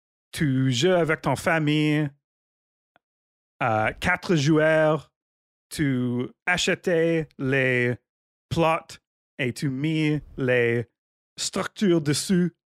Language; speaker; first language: French; non-native, learner; English